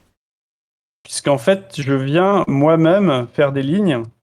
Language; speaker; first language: French; native; French